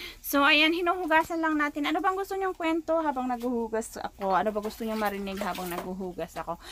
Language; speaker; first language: Filipino; non-native, local second language; Iloko